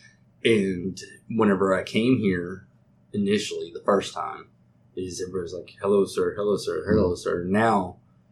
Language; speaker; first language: English; native; English